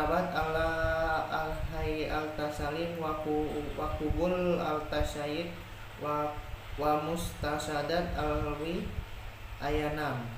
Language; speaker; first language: Arabic; non-native, learner; Indonesian